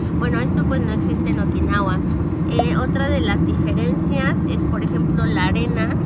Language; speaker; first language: Spanish; native; Spanish